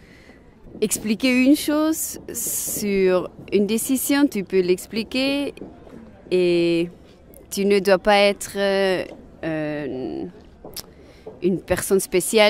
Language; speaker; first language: French; non-native, local second language; Swiss German